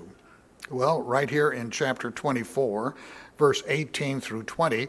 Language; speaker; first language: English; native; English